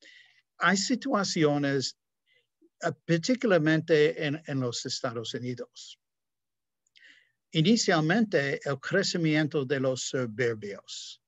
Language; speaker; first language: Spanish; non-native, fluent; English